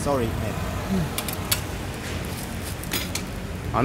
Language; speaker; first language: Chinese; native; Chinese